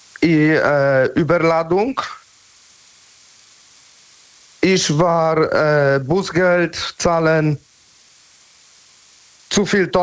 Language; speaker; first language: German; non-native, learner; Polish